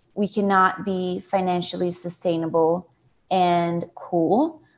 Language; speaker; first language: English; non-native, fluent; Portuguese